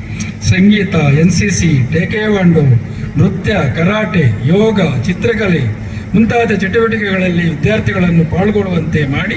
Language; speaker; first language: Kannada; native; Kannada